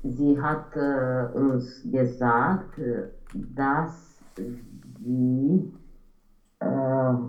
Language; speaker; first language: German; non-native, learner; Romanian